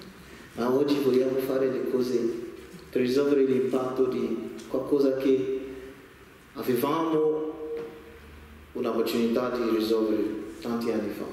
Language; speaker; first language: Italian; non-native, learner; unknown